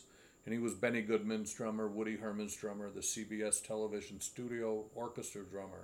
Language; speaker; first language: English; native; English